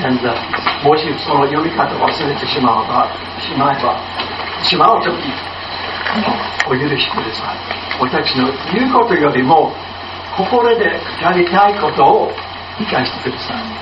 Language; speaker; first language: Japanese; non-native, learner; English